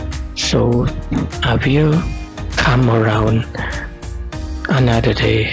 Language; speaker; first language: English; non-native, learner; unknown